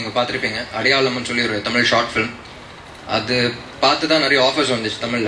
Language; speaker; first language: Tamil; non-native, local second language; Telugu